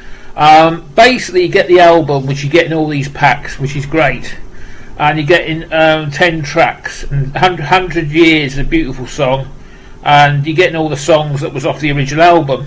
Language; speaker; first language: English; native; English